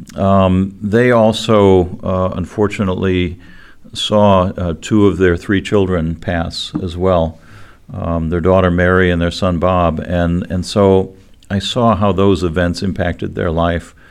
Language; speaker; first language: English; native; English